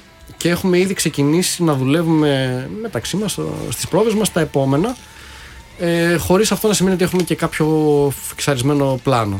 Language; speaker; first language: Greek; native; Greek